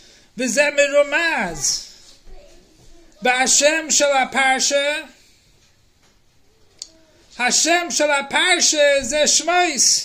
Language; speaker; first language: Hebrew; non-native, fluent; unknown